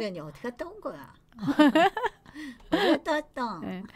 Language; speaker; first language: Korean; native; Korean